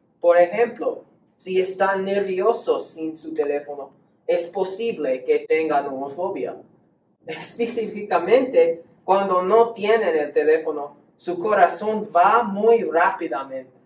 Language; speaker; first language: Spanish; non-native, learner; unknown